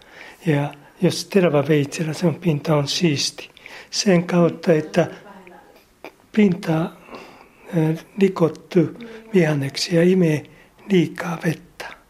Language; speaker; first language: Finnish; non-native, learner; Japanese